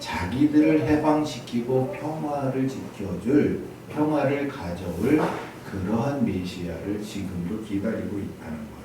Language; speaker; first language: Korean; native; Korean